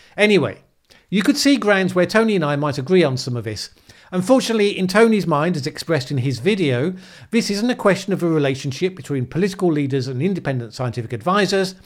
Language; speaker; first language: English; native; English